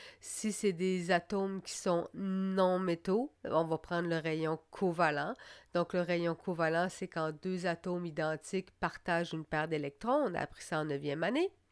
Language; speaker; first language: French; native; French